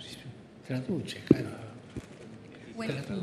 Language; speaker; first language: Italian; non-native, fluent; Spanish